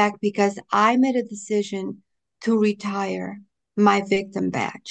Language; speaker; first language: English; non-native, fluent; Portuguese